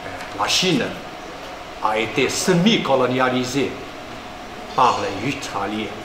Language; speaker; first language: French; non-native, fluent; Chinese